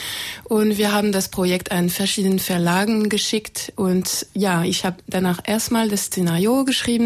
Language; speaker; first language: German; non-native, fluent; French